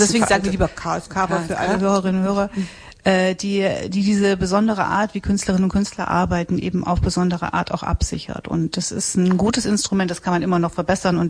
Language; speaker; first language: German; native; German